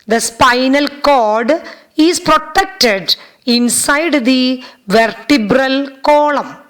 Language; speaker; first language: English; non-native, local second language; Malayalam